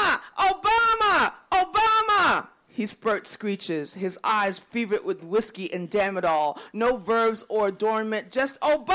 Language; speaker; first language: English; native; English